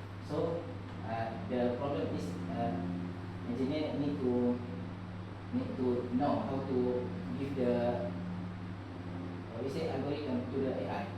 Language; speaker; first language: English; non-native, learner; Malay